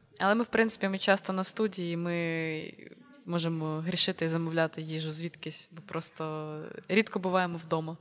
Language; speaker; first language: Ukrainian; native; Ukrainian